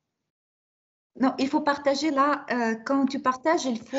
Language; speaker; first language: French; non-native, fluent; Russian